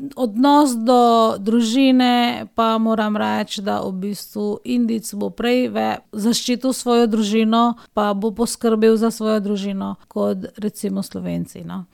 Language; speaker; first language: Slovenian; non-native, fluent; Hindi